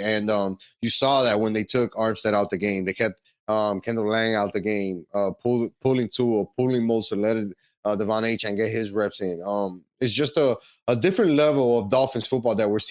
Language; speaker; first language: English; native; English